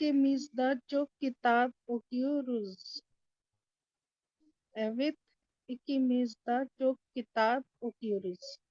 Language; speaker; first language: Turkish; non-native, learner; Urdu